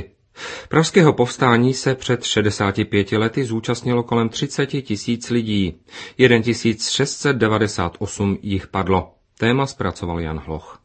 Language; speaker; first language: Czech; native; Czech